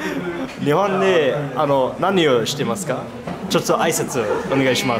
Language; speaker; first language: Japanese; non-native, learner; German